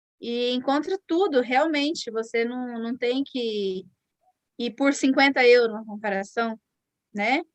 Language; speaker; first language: Portuguese; native; Portuguese